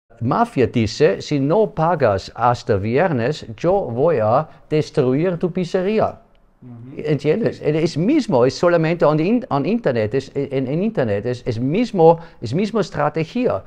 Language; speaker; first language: Spanish; non-native, learner; German